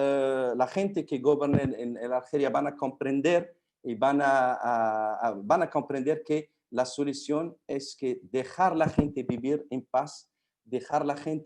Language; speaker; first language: Spanish; non-native, fluent; Arabic